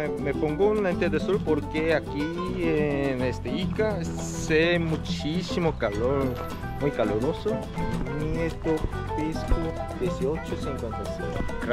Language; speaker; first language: Spanish; non-native, fluent; Korean